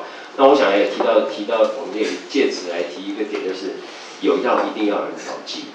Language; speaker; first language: Chinese; native; Chinese